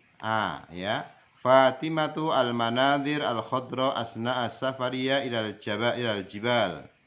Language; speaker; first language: Arabic; non-native, fluent; Indonesian